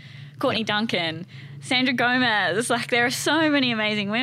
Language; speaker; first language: English; native; English